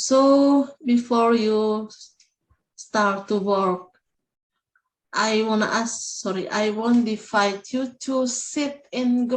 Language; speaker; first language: English; non-native, fluent; Indonesian